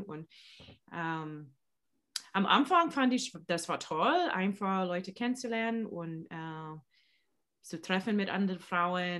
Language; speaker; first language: German; non-native, learner; English